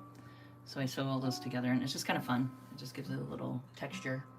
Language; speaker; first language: English; native; English